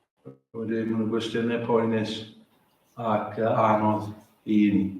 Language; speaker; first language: Welsh; native; Welsh